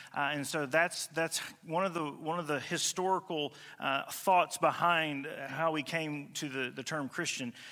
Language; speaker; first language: English; native; English